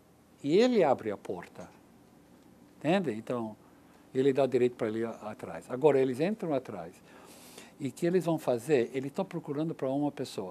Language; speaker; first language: Portuguese; non-native, learner; English